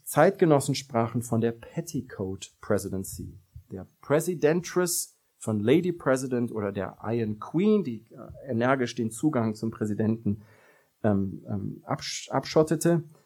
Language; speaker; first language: German; native; German